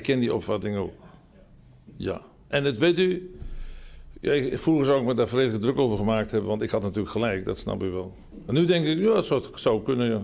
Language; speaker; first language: Dutch; native; Dutch